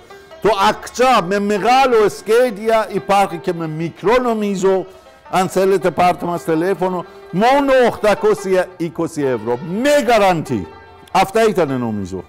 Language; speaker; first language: Greek; non-native, learner; Persian